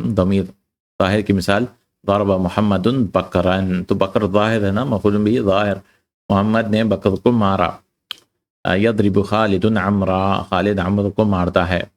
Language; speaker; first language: Urdu; native; Urdu